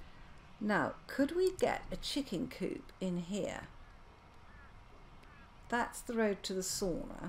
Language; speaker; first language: English; native; English